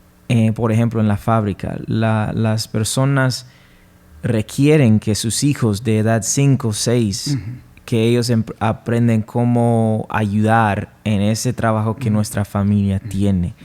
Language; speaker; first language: Spanish; non-native, fluent; English